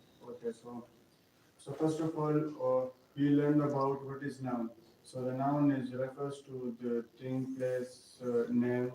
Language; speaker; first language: English; non-native, learner; Pashto